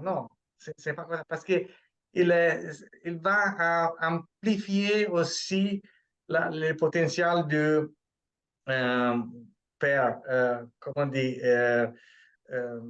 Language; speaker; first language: French; non-native, fluent; Italian